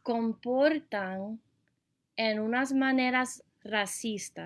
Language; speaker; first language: Spanish; early bilingual, heritage; Spanish